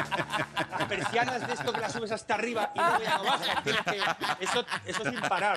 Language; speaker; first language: Spanish; native; Spanish